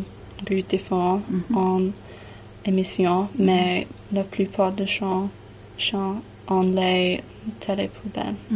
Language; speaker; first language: French; non-native, learner; English